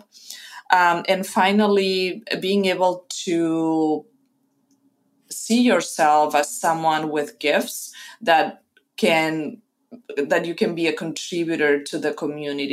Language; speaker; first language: English; non-native, fluent; Spanish